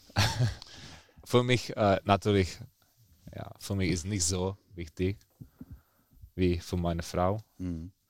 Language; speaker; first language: German; non-native, fluent; Czech